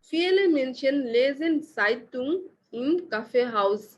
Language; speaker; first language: German; non-native, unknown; Bangla